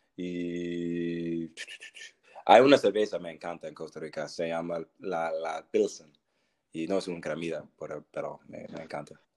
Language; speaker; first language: Spanish; non-native, learner; English